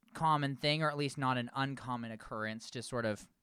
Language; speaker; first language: English; native; English